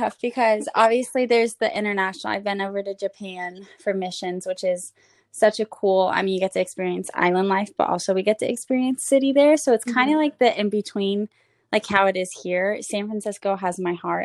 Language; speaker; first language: English; native; English